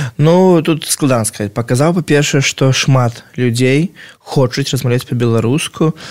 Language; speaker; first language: Belarusian; non-native, local second language; Russian